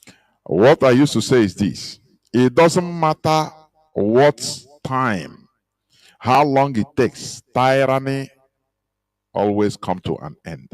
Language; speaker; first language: English; non-native, local second language; Igbo